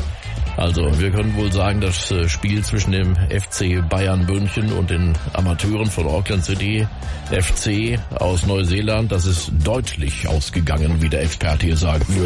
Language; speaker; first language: German; native; German